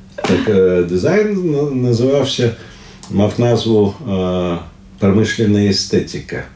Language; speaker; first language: Ukrainian; non-native, local second language; Russian